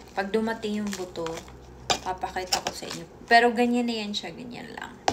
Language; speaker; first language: Filipino; non-native, local second language; Cebuano